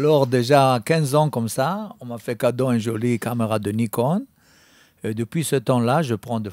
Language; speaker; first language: French; non-native, fluent; Hebrew